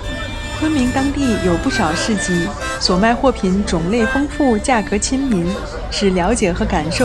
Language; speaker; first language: Chinese; native; Chinese